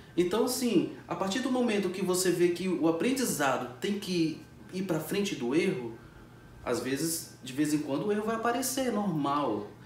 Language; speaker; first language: Portuguese; native; Portuguese